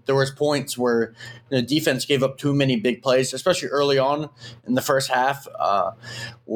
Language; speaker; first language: English; native; English